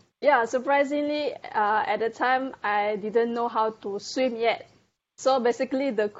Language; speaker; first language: English; non-native, local second language; Malay